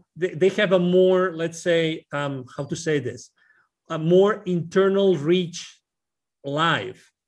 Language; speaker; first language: English; non-native, fluent; Spanish